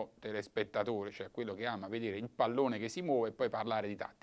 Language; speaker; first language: Italian; native; Italian